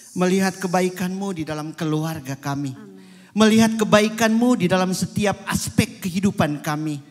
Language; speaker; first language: Indonesian; native; Indonesian